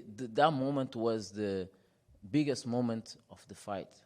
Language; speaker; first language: English; non-native, fluent; Portuguese